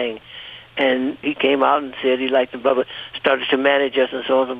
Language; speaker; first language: English; native; English